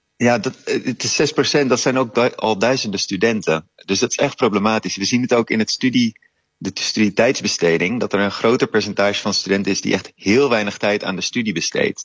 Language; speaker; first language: Dutch; native; Dutch